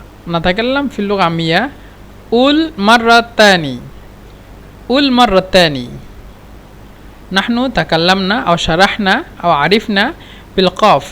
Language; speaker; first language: Arabic; non-native, fluent; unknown